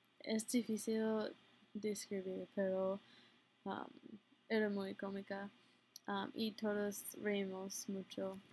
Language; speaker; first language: Spanish; non-native, learner; English